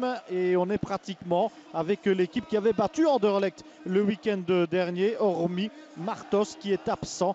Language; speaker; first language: French; native; French